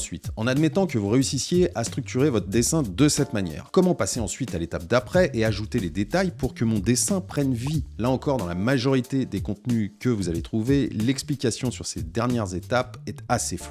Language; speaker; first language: French; native; French